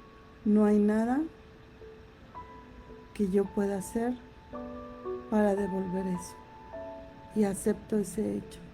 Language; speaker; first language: Spanish; native; Spanish